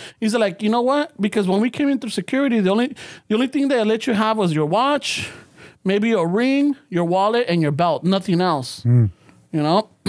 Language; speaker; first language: English; early bilingual, other home language; Spanish